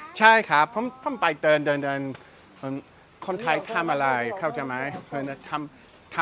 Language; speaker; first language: Thai; non-native, learner; English